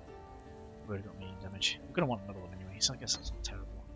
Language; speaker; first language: English; native; English